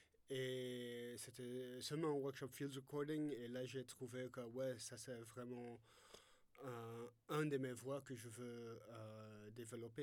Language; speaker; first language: French; non-native, fluent; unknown